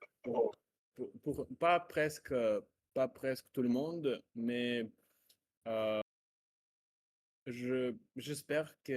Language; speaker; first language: French; non-native, learner; Russian